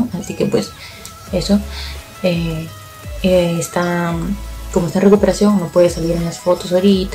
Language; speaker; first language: Spanish; native; Spanish